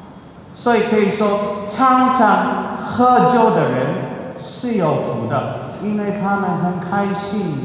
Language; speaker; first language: Chinese; non-native, fluent; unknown